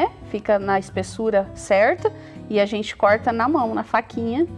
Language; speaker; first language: Portuguese; native; Portuguese